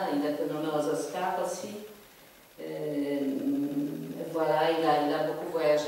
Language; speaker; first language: French; non-native, fluent; Polish